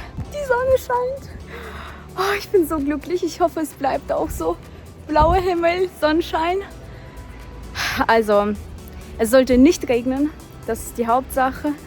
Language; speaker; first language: German; non-native, fluent; Russian